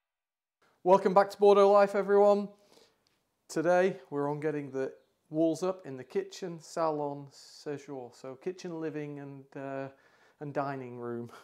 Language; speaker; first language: English; native; English